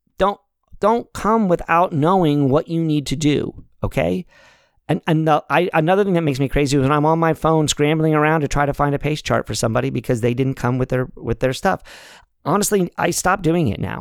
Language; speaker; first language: English; native; English